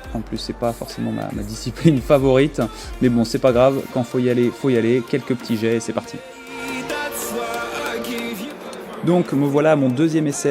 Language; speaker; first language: French; native; French